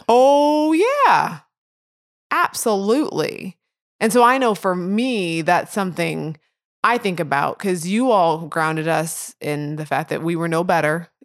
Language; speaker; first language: English; native; English